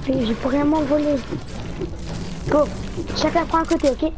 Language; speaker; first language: French; native; French